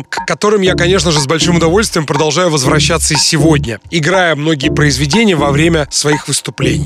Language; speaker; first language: Russian; native; Russian